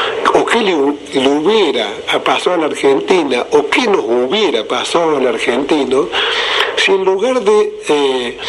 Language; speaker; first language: Spanish; native; Spanish